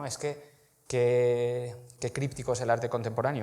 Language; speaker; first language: Spanish; non-native, local second language; Catalan